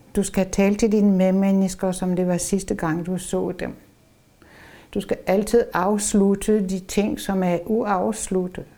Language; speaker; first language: Danish; non-native, fluent; French